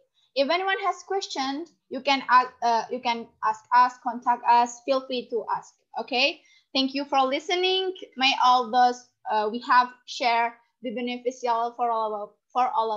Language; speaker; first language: English; non-native, learner; Indonesian